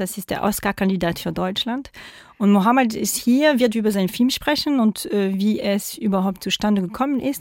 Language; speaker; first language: German; non-native, fluent; French